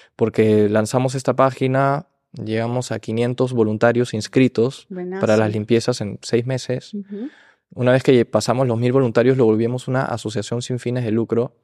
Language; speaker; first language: Spanish; early bilingual, heritage; Spanish